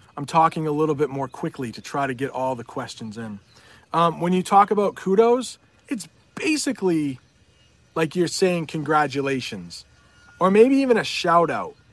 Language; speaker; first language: English; native; English